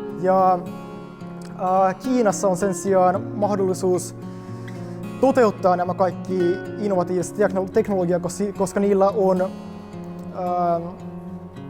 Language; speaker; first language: Finnish; non-native, fluent; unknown